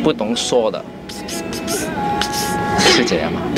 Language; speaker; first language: Chinese; non-native, local second language; Cantonese